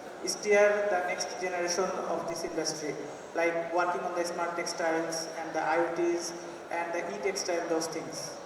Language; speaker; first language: English; non-native, local second language; Bangla